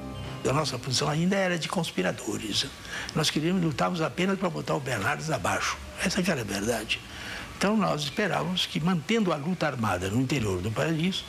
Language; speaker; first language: Portuguese; native; Portuguese